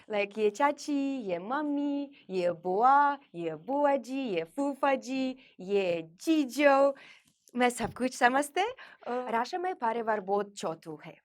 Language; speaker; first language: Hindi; non-native, learner; Russian